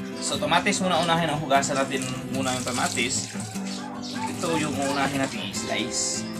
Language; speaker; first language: Filipino; non-native, local second language; Cebuano